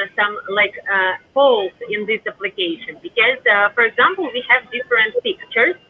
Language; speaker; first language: English; non-native, learner; Ukrainian